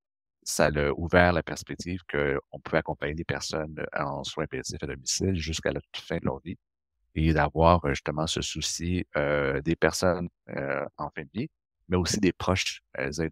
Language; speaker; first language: French; native; French